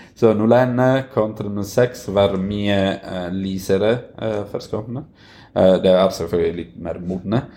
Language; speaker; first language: Norwegian; non-native, fluent; Italian